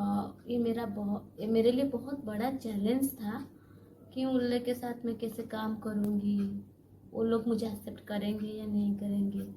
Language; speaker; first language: Hindi; non-native, local second language; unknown